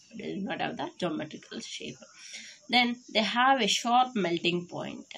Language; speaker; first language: English; non-native, local second language; Kannada